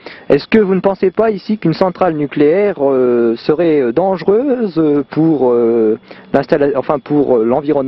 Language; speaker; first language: French; native; French